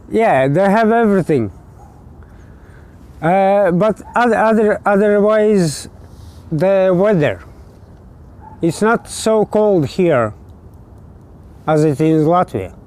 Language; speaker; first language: English; non-native, learner; Latvian